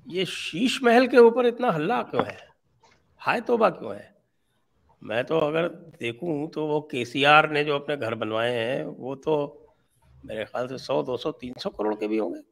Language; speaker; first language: Hindi; native; Hindi